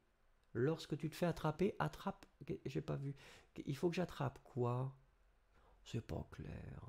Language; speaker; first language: French; native; French